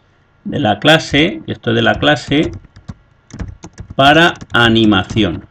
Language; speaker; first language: Spanish; native; Spanish